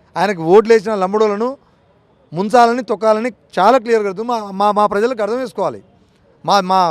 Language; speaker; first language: Telugu; non-native, local second language; Lambadi